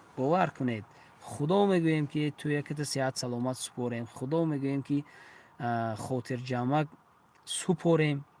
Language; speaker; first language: Tajik; native; Tajik